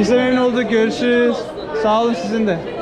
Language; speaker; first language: Turkish; native; Turkish